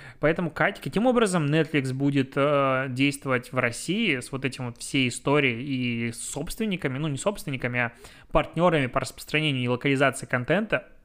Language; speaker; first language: Russian; native; Russian